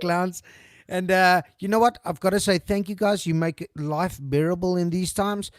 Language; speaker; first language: English; non-native, local second language; Afrikaans